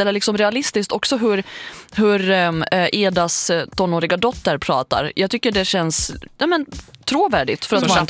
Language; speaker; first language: Swedish; native; Swedish